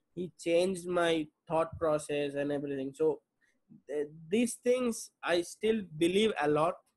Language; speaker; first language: English; non-native, local second language; Bangla